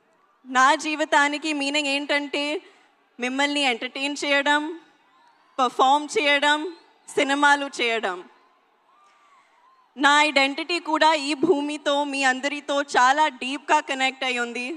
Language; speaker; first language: Telugu; non-native, learner; Hindi